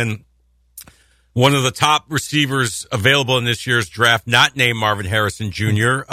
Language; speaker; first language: English; native; English